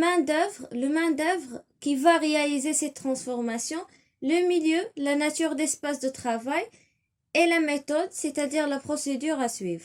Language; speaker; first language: French; non-native, local second language; Arabic